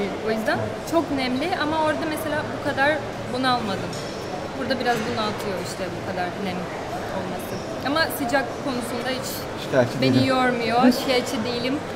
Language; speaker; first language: Turkish; non-native, fluent; Portuguese